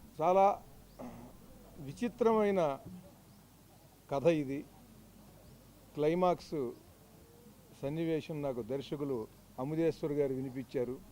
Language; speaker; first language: Telugu; native; Telugu